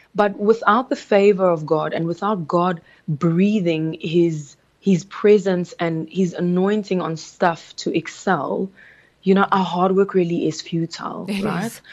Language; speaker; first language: English; early bilingual, other home language; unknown